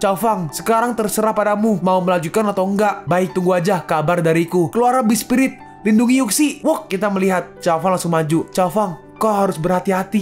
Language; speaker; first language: Indonesian; native; Indonesian